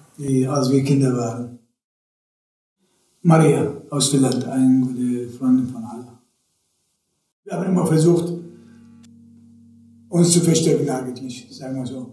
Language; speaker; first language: German; non-native, fluent; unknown